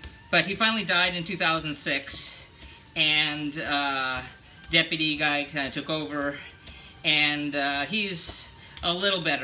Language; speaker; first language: English; native; English